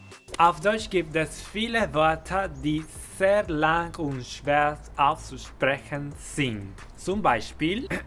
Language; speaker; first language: German; non-native, fluent; Spanish